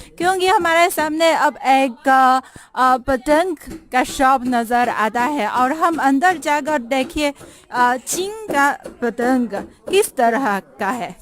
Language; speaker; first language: Urdu; non-native, fluent; Chinese